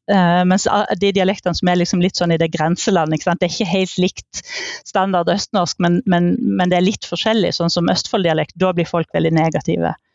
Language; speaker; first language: Norwegian; native; Norwegian